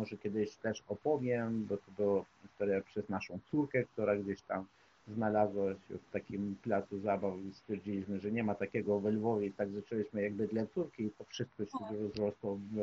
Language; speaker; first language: Polish; non-native, fluent; Ukrainian